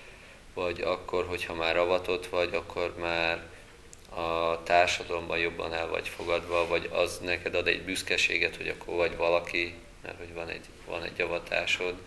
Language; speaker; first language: Hungarian; native; Hungarian